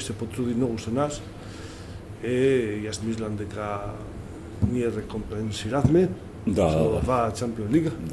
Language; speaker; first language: Macedonian; non-native, learner; Spanish